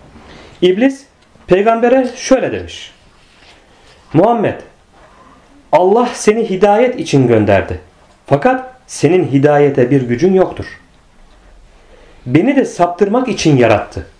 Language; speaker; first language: Turkish; native; Turkish